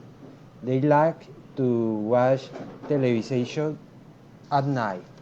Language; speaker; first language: English; non-native, learner; Spanish